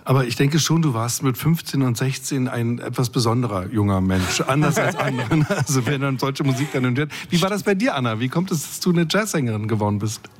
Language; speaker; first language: German; native; German